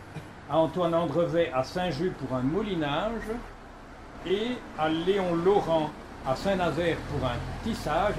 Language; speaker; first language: French; native; French